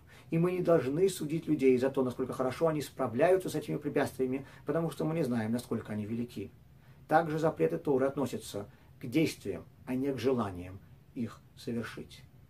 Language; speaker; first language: Russian; native; Russian